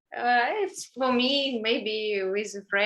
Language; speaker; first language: English; non-native, learner; Ukrainian